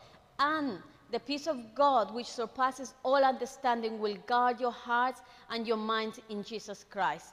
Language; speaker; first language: English; non-native, fluent; Spanish